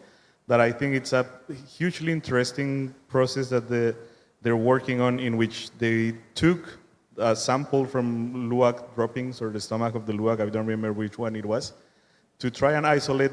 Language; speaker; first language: English; non-native, fluent; Spanish